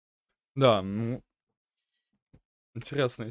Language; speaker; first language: Russian; native; Russian